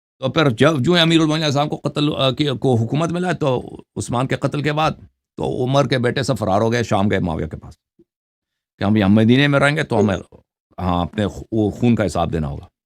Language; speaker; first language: Urdu; non-native, fluent; Persian